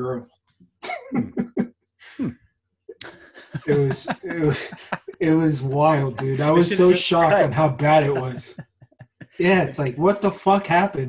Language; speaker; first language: English; native; English